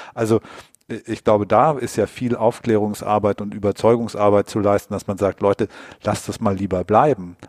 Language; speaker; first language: German; native; German